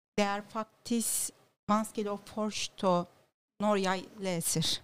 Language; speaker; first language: Norwegian; non-native, learner; Turkish